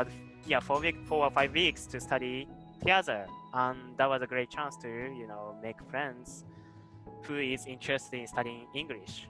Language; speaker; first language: English; non-native, fluent; Japanese